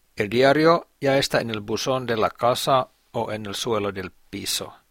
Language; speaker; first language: Spanish; non-native, fluent; Finnish